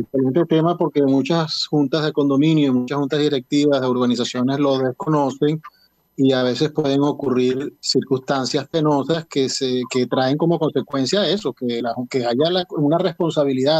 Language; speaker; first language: Spanish; native; Spanish